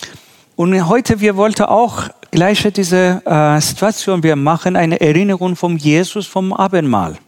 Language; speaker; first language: German; non-native, learner; Persian